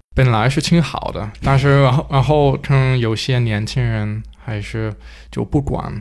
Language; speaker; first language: Chinese; non-native, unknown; Danish